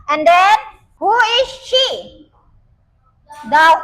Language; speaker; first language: English; non-native, fluent; Indonesian